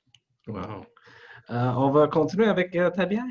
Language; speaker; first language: French; non-native, local second language; English